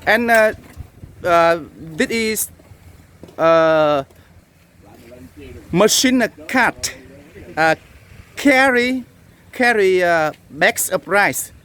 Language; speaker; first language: English; non-native, learner; Vietnamese